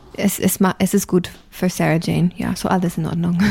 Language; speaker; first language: German; non-native, fluent; English